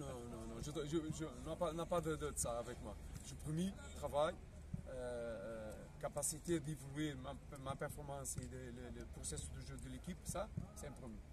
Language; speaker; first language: French; non-native, fluent; Portuguese